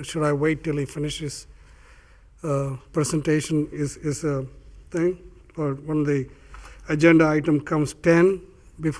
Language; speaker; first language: English; non-native, fluent; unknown